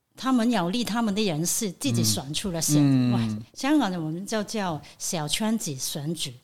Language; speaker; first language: Chinese; non-native, fluent; Cantonese